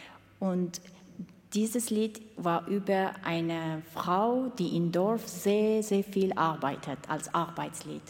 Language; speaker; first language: German; non-native, fluent; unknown